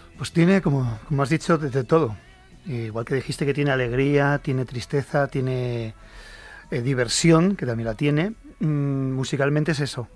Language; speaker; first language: Spanish; native; Spanish